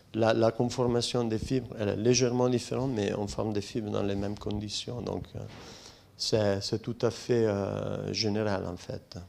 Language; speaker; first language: French; non-native, fluent; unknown